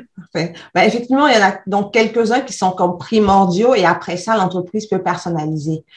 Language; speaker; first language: French; native; French